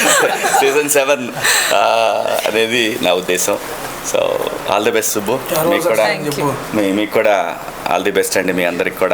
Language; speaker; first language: Telugu; native; Telugu